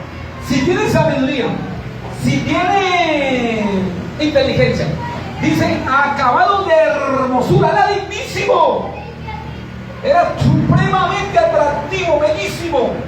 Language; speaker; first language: Spanish; native; Spanish